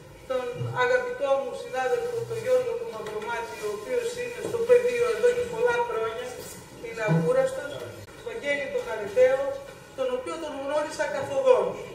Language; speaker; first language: Greek; native; Greek